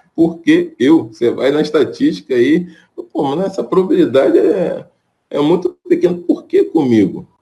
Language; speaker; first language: Portuguese; native; Portuguese